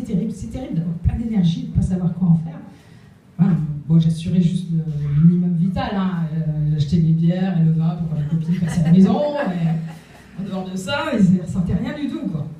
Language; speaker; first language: French; native; French